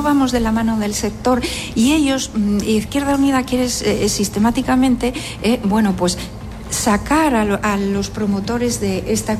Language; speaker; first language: Spanish; native; Spanish